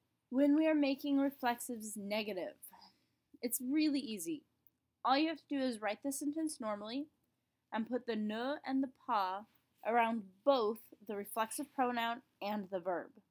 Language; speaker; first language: English; native; English